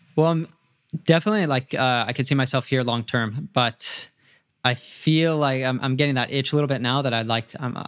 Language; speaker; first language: English; native; English